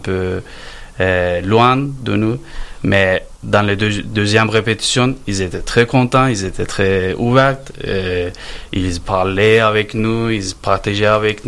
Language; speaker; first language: French; non-native, learner; Turkish